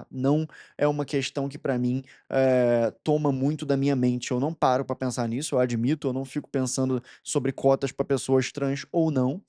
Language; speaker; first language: Portuguese; native; Portuguese